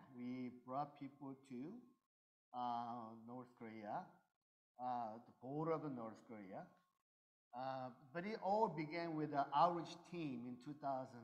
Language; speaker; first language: English; early bilingual, other home language; Korean